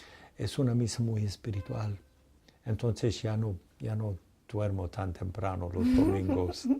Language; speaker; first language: Spanish; non-native, fluent; English